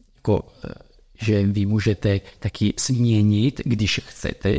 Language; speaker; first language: Czech; non-native, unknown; Italian